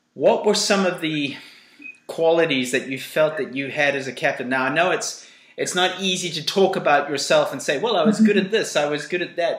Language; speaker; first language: English; native; English